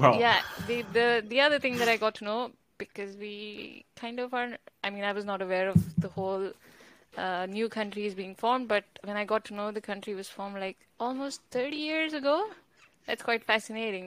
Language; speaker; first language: English; non-native, local second language; Hindi